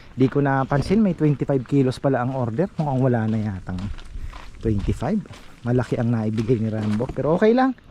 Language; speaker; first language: Filipino; native; Filipino